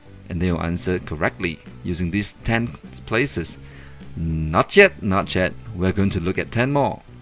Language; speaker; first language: English; non-native, local second language; Chinese